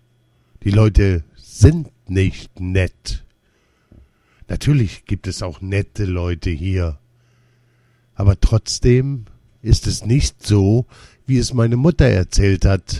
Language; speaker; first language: German; early bilingual, other home language; Lithuanian